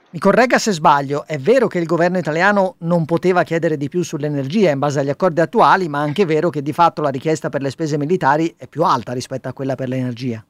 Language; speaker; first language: Italian; native; Italian